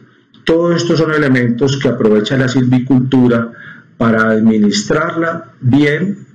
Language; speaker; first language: Spanish; native; Spanish